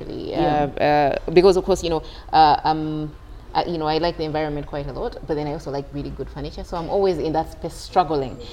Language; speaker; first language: English; non-native, local second language; Ganda